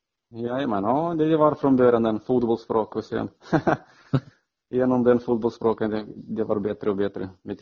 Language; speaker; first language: Swedish; non-native, fluent; Romanian